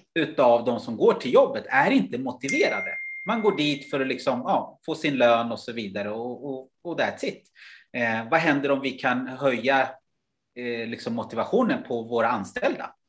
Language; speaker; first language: Swedish; non-native, fluent; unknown